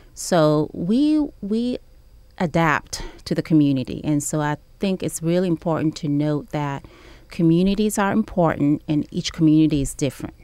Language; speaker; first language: English; early bilingual, other home language; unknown